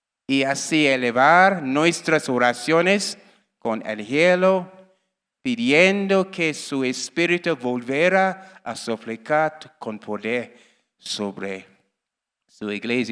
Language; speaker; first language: Spanish; non-native, learner; English